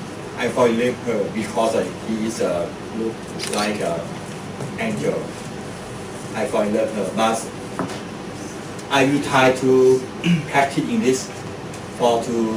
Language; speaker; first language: English; non-native, learner; Thai